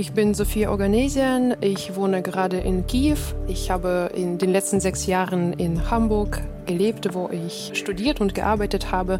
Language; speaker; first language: German; non-native, fluent; Ukrainian